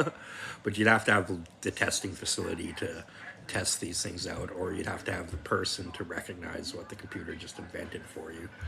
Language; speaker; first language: English; native; English